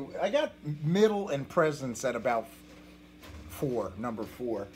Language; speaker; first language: English; native; English